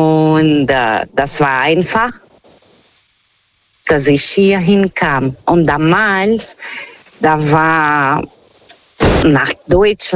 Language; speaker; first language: German; non-native, fluent; Portuguese